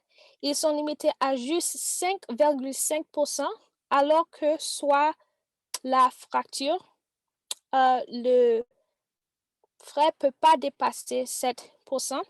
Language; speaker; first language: French; non-native, learner; English